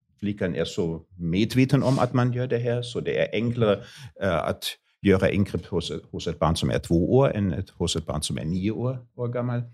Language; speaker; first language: Swedish; non-native, fluent; German